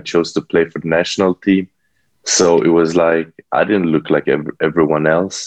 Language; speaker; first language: English; non-native, fluent; Swedish